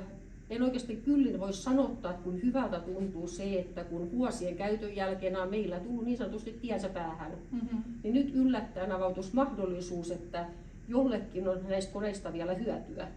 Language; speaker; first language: Finnish; native; Finnish